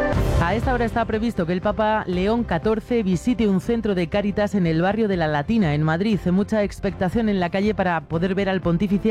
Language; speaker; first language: Spanish; native; Spanish